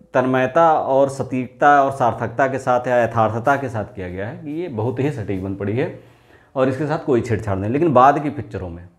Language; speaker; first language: Hindi; native; Hindi